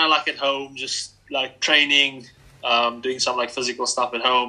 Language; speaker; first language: English; native; English